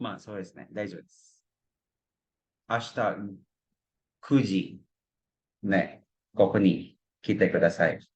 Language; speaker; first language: Japanese; non-native, fluent; Cebuano